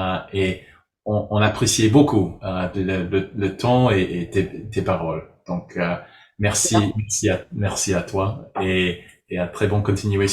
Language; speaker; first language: French; non-native, learner; English